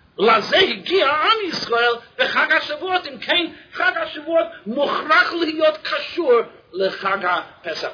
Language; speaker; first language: Hebrew; non-native, fluent; English